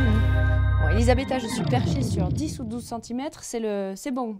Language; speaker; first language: French; native; French